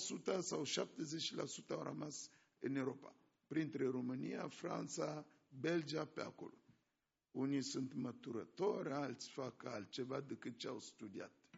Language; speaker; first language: Romanian; non-native, fluent; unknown